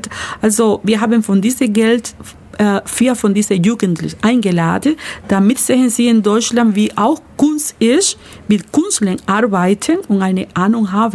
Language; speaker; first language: German; non-native, learner; Spanish